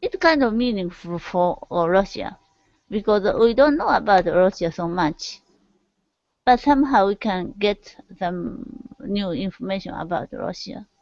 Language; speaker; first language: English; non-native, learner; Japanese